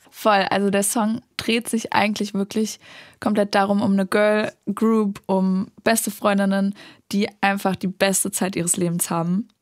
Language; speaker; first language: German; native; German